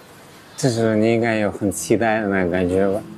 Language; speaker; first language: Chinese; non-native, fluent; English